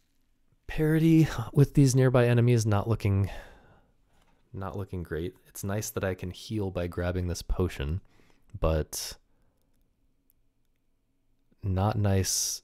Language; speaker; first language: English; native; English